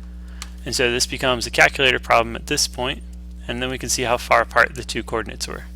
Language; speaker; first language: English; native; English